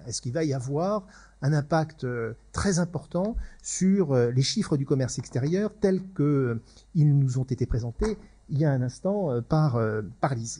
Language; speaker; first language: French; native; French